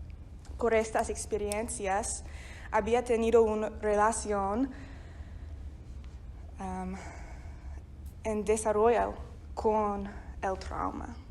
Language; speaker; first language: Spanish; non-native, fluent; English